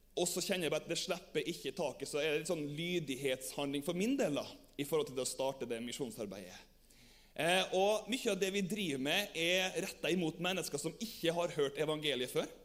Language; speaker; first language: Norwegian; native; Norwegian